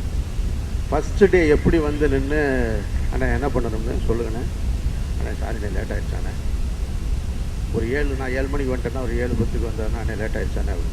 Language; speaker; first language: Tamil; native; Tamil